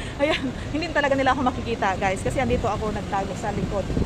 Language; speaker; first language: Filipino; non-native, local second language; Cebuano